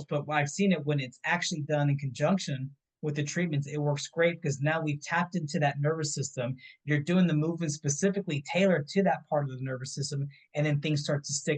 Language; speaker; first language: English; native; English